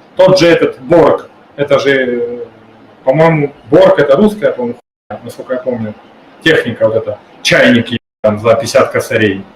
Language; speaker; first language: Russian; native; Russian